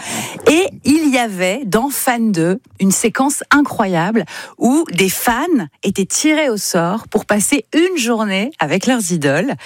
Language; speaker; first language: French; native; French